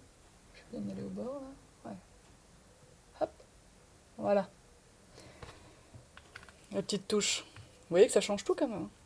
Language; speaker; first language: French; native; French